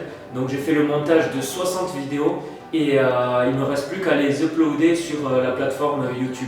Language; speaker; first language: French; native; French